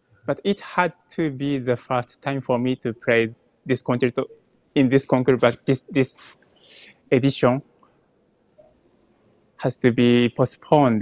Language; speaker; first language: English; non-native, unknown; Japanese